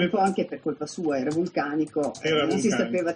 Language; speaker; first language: Italian; native; Italian